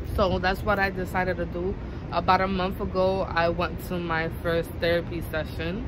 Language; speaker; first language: English; native; English